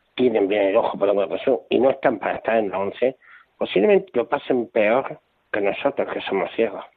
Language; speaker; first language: Spanish; native; Spanish